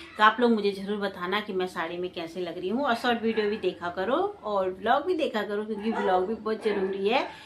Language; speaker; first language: Hindi; non-native, local second language; Garhwali